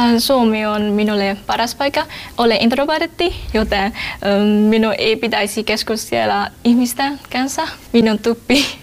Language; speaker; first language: Finnish; non-native, learner; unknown